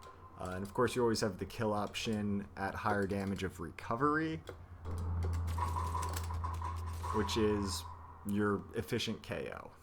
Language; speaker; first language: English; native; English